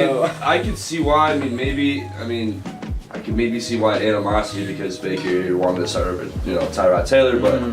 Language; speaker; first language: English; native; English